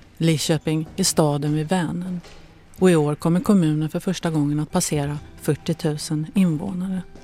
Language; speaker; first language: Swedish; native; Swedish